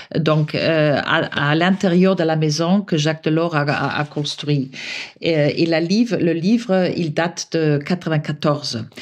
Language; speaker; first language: French; non-native, fluent; German